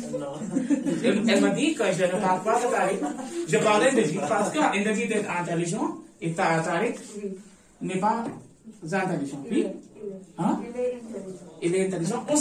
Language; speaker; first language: French; non-native, fluent; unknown